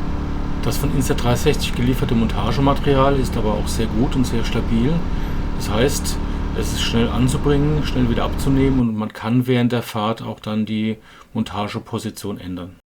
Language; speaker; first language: German; native; German